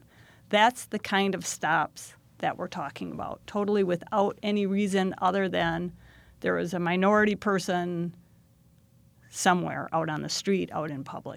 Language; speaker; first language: English; native; English